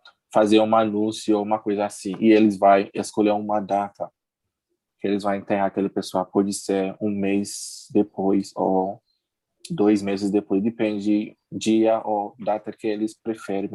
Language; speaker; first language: Portuguese; non-native, learner; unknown